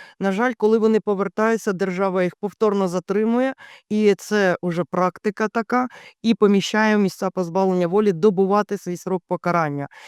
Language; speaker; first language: Ukrainian; native; Ukrainian